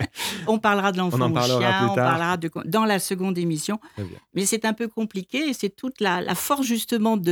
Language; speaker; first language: French; native; French